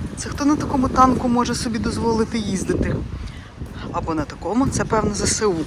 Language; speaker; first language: Ukrainian; native; Ukrainian